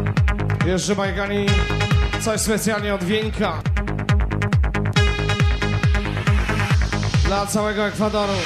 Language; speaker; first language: Polish; native; Polish